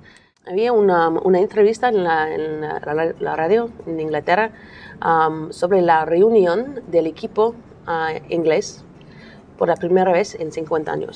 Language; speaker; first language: Spanish; non-native, learner; English